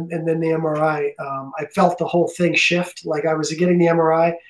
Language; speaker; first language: English; native; English